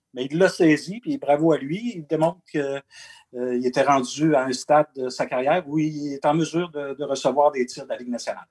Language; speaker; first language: French; native; French